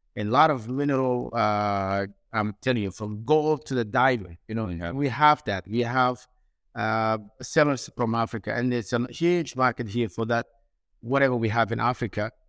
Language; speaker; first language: English; non-native, fluent; Somali